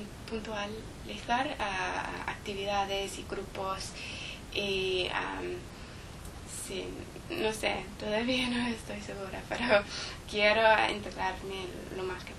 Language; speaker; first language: Spanish; non-native, learner; English